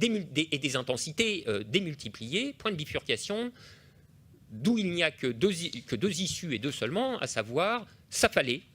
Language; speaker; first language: French; native; French